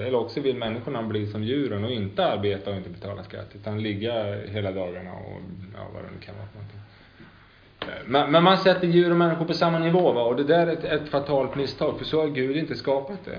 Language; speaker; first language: Swedish; native; Swedish